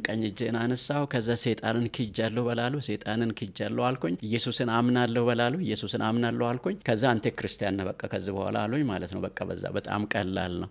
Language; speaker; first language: Amharic; non-native, local second language; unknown